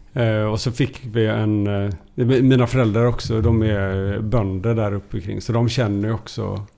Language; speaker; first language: Swedish; native; Swedish